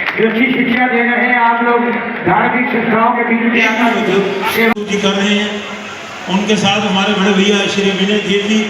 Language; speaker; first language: Hindi; non-native, local second language; Punjabi